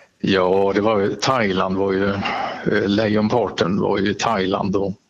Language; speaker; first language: Swedish; native; Swedish